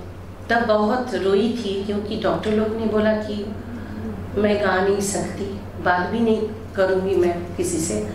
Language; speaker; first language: Hindi; non-native, local second language; Bangla